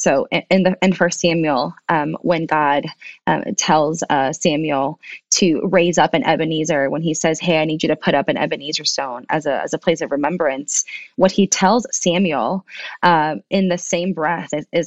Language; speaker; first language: English; early bilingual, other home language; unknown